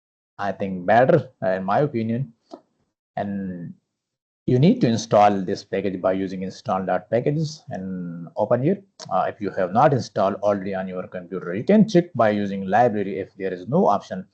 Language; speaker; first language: English; non-native, fluent; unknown